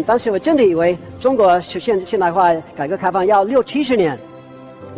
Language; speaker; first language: Chinese; non-native, fluent; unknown